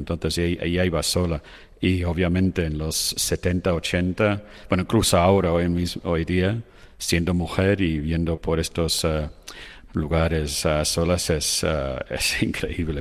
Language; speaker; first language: Spanish; non-native, fluent; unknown